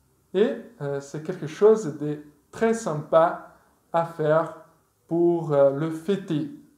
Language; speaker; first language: French; non-native, fluent; Portuguese